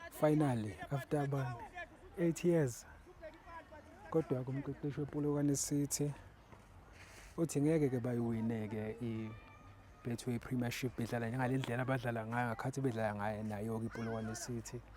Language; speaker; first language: Zulu; native; Zulu